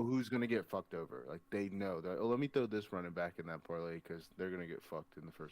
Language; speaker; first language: English; native; English